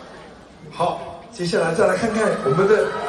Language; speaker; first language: Chinese; native; Chinese